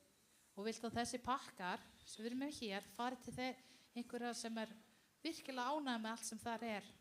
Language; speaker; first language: Icelandic; non-native, learner; Spanish